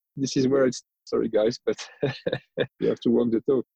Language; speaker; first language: English; non-native, fluent; French